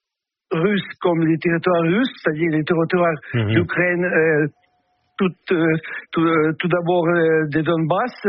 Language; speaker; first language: French; non-native, fluent; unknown